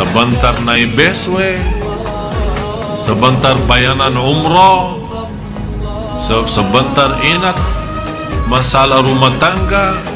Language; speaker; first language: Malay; non-native, fluent; Arabic